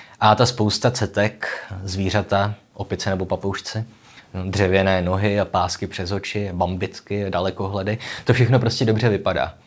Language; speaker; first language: Czech; native; Czech